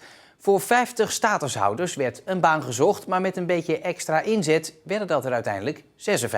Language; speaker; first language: Dutch; native; Dutch